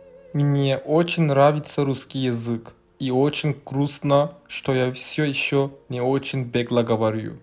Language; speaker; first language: Russian; non-native, learner; Turkish